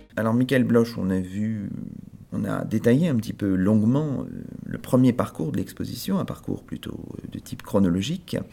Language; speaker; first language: French; native; French